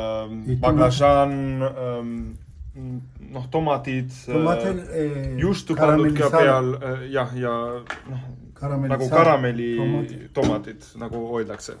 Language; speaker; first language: Estonian; non-native, learner; Spanish